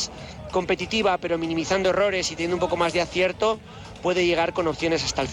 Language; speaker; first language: Spanish; native; Spanish